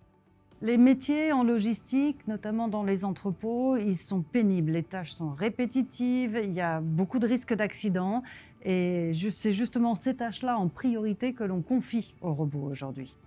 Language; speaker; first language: French; native; French